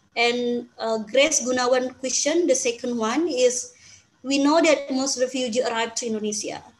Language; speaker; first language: English; non-native, fluent; Indonesian